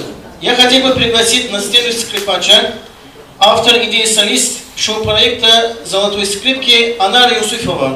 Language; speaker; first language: Russian; non-native, fluent; Turkish